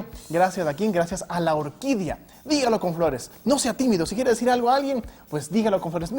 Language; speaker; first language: Spanish; native; Spanish